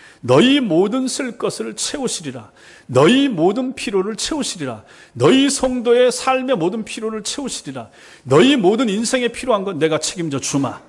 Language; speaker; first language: Korean; native; Korean